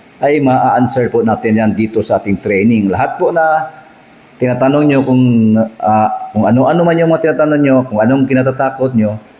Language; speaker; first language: Filipino; non-native, local second language; Cebuano